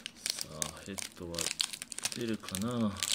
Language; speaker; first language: Japanese; native; Japanese